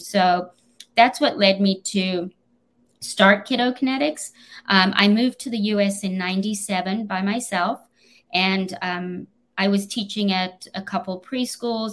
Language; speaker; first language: English; native; English